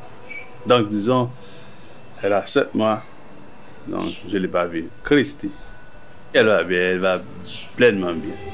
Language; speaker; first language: French; non-native, local second language; Haitian Creole